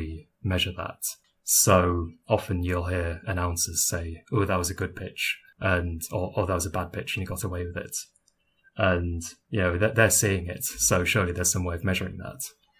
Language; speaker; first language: English; native; English